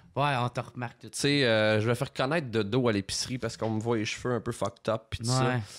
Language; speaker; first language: French; native; French